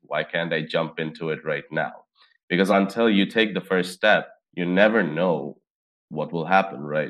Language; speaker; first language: English; non-native, local second language; Bangla